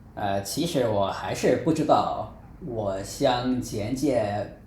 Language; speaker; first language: Chinese; non-native, fluent; English